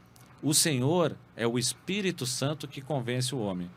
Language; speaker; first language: Portuguese; native; Portuguese